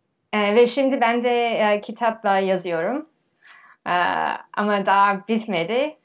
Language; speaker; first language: Turkish; early bilingual, heritage; Turkish